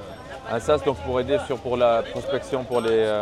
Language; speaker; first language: French; native; French